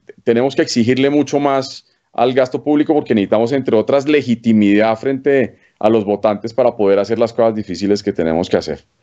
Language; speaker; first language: Spanish; native; Spanish